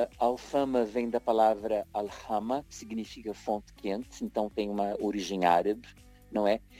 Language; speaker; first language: Portuguese; early bilingual, heritage; Portuguese